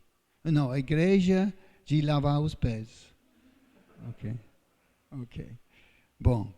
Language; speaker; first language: Portuguese; non-native, fluent; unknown